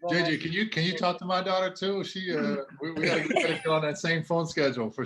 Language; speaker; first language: English; native; English